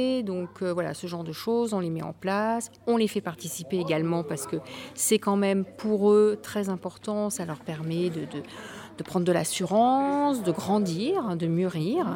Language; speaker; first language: French; native; French